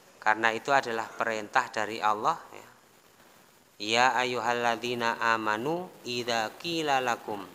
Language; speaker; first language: Indonesian; non-native, local second language; Javanese